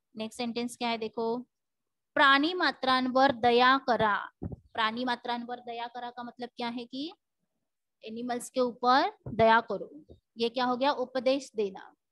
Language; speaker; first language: Hindi; non-native, local second language; Marathi